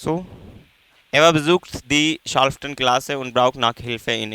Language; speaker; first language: German; non-native, fluent; Hindi